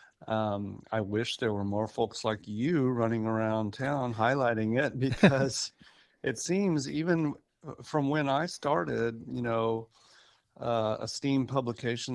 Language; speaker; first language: English; native; English